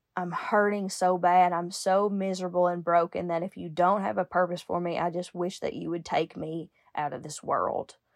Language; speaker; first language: English; native; English